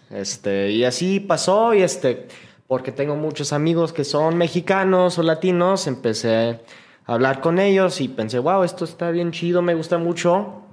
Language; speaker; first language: Spanish; non-native, fluent; English